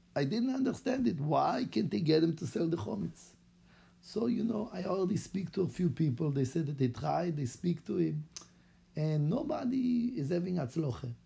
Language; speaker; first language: English; non-native, fluent; Hebrew